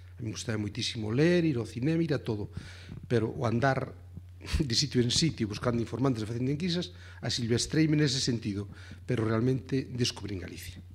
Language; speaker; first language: Galician; native; Galician